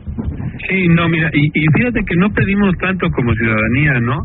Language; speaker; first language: Spanish; native; Spanish